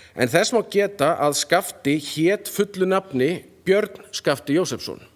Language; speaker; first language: Icelandic; native; Icelandic